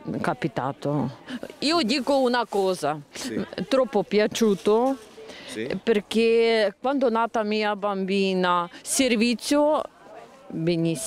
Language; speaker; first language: Italian; non-native, learner; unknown